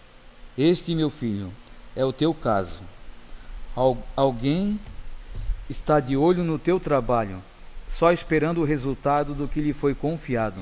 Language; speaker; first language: Portuguese; native; Portuguese